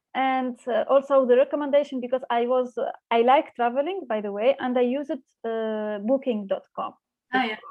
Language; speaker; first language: English; non-native, fluent; Arabic